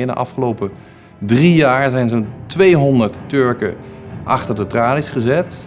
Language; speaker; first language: Dutch; native; Dutch